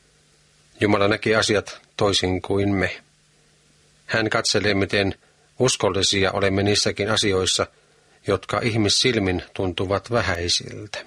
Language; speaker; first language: Finnish; native; Finnish